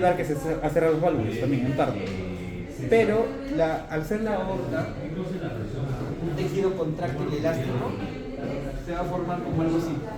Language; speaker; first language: Spanish; native; Spanish